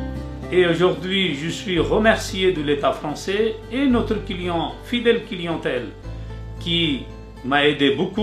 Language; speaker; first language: French; non-native, learner; Urdu